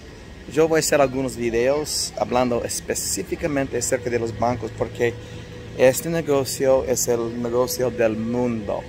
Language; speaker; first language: Spanish; non-native, fluent; English